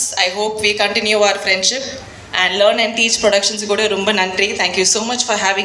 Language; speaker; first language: Tamil; non-native, fluent; Malayalam